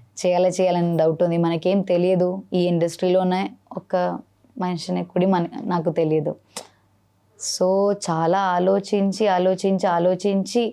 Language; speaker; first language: Telugu; non-native, learner; Malayalam